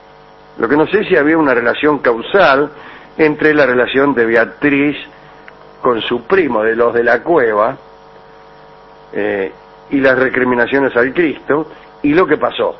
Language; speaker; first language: Spanish; native; Spanish